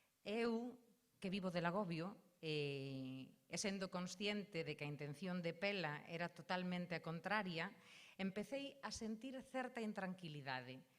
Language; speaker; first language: Galician; native; Galician